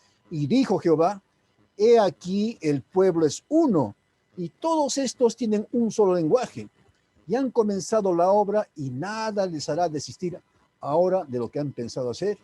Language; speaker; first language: Spanish; native; Spanish